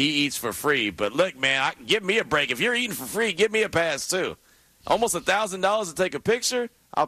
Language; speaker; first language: English; native; English